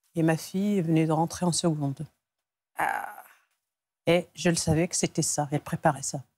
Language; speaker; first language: French; non-native, local second language; Arabic